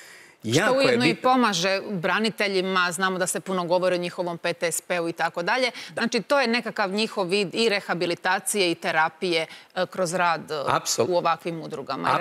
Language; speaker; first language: Croatian; native; Croatian